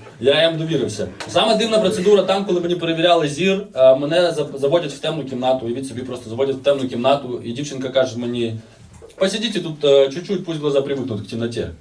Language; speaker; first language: Ukrainian; native; Ukrainian